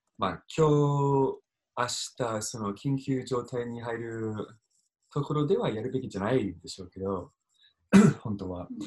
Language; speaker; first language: Japanese; non-native, fluent; English